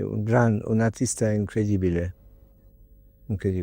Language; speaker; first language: Spanish; non-native, learner; English